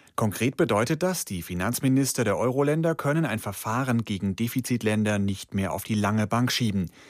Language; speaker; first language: German; native; German